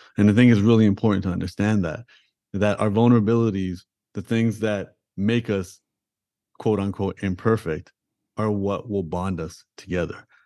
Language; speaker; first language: English; early bilingual, other home language; Punjabi